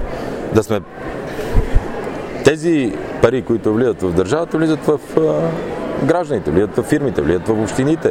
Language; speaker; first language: Bulgarian; native; Bulgarian